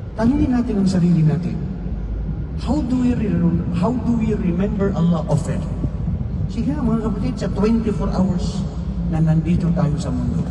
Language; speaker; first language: Filipino; non-native, local second language; Maranao